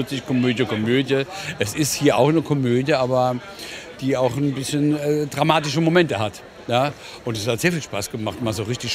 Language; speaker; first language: German; native; German